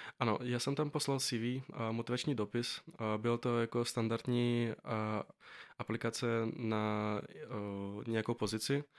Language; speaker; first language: Czech; non-native, fluent; Azerbaijani